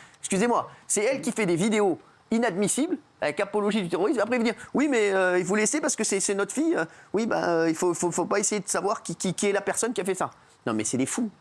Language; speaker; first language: French; native; French